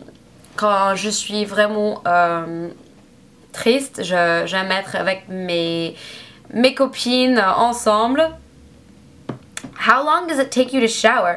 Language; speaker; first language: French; non-native, learner; English